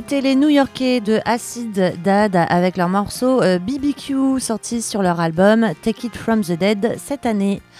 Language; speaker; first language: French; native; French